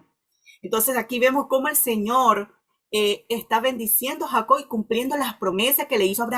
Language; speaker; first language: Spanish; native; Spanish